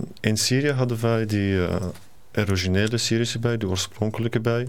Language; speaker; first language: Dutch; non-native, learner; Arabic